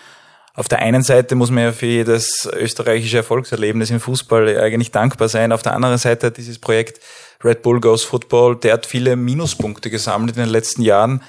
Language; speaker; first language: German; native; German